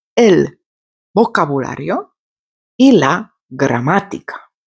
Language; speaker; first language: Spanish; non-native, fluent; Polish